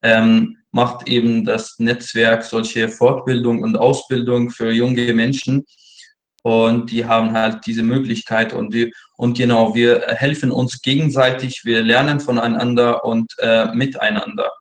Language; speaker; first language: German; non-native, fluent; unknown